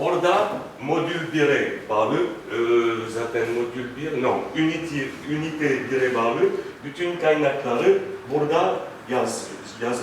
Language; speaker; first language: Turkish; non-native, fluent; French